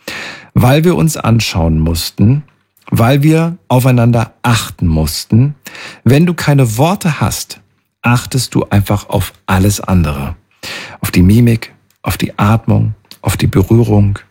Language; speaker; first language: German; native; German